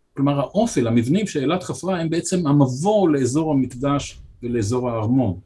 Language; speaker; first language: Hebrew; native; Hebrew